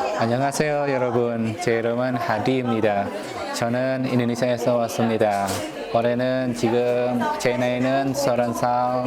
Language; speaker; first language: Korean; non-native, learner; Indonesian